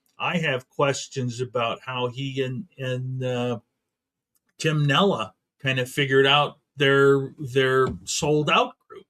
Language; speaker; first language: English; native; English